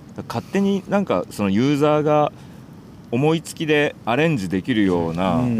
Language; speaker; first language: Japanese; native; Japanese